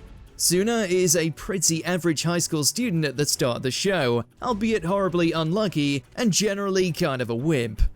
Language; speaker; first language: English; native; English